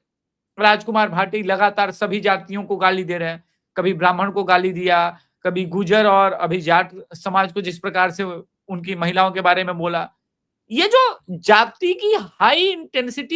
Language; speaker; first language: Hindi; native; Hindi